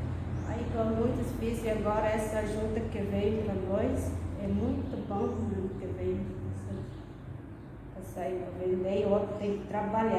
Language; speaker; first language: Portuguese; non-native, local second language; Guarani